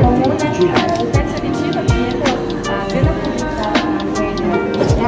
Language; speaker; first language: Italian; non-native, fluent; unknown